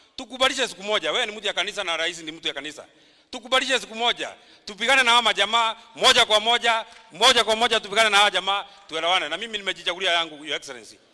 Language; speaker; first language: Swahili; non-native, local second language; Kikuyu